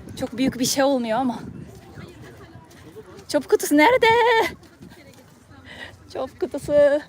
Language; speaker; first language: Turkish; non-native, fluent; Japanese